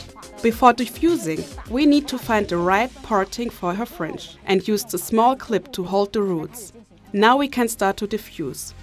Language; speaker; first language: English; non-native, fluent; Chinese